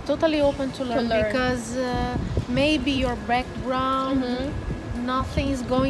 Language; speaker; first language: English; non-native, learner; Portuguese